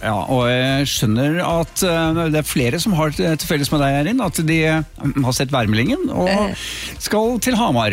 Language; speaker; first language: Norwegian; native; Norwegian